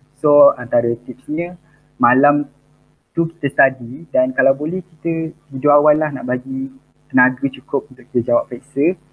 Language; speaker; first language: Malay; native; Malay